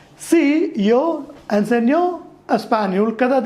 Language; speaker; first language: Spanish; non-native, fluent; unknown